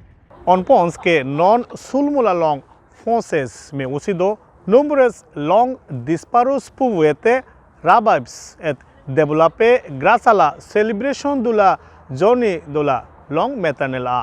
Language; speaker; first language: French; non-native, local second language; Bangla